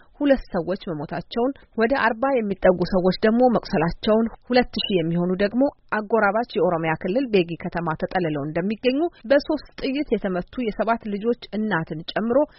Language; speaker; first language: Amharic; native; Amharic